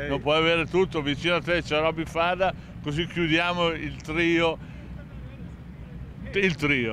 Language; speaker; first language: Italian; native; Italian